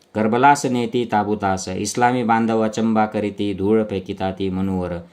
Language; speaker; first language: Marathi; non-native, local second language; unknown